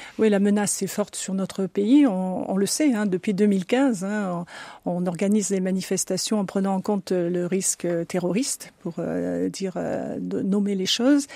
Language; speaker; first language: French; native; French